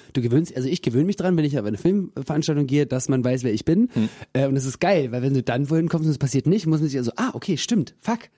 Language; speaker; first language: German; early bilingual, other home language; Russian